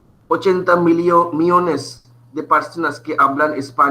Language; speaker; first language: Spanish; non-native, fluent; Bangla